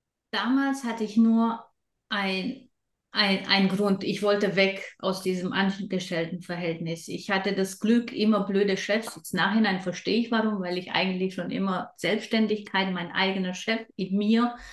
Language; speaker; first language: German; non-native, fluent; Romanian